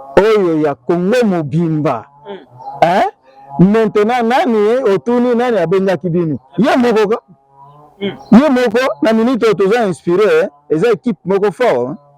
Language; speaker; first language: Lingala; non-native, local second language; Kongo